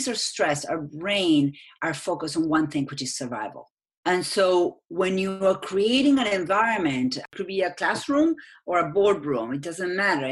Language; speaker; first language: English; non-native, fluent; Spanish